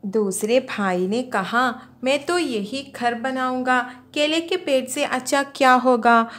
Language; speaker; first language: Hindi; non-native, local second language; Malayalam